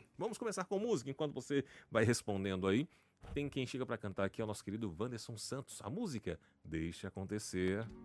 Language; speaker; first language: Portuguese; native; Portuguese